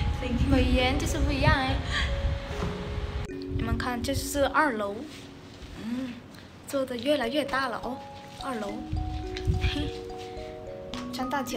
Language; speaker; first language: Chinese; non-native, fluent; Vietnamese